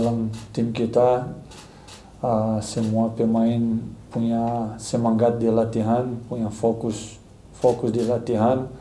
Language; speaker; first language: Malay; non-native, fluent; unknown